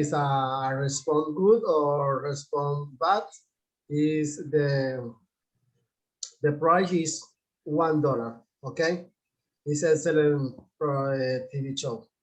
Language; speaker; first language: English; non-native, learner; Spanish